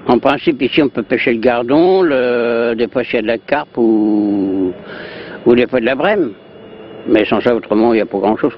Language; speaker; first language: French; native; French